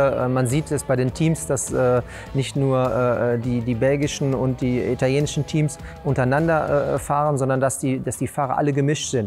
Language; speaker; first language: German; native; German